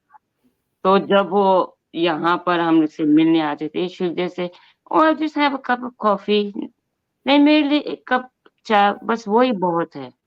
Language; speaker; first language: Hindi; non-native, local second language; Bangla